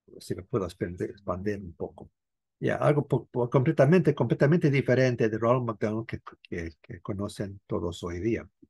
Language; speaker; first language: Spanish; non-native, fluent; English